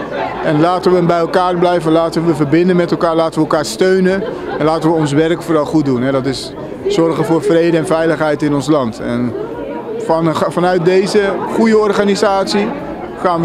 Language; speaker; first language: Dutch; non-native, local second language; Papiamento